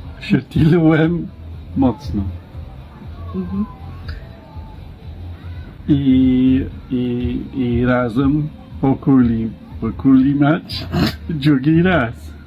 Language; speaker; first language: Polish; non-native, learner; English